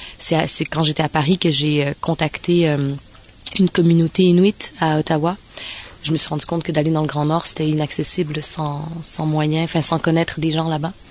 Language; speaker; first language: French; native; French